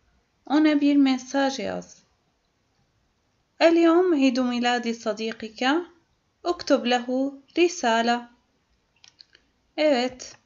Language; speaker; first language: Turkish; non-native, fluent; Arabic